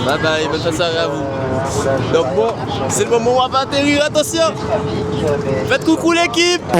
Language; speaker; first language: French; native; French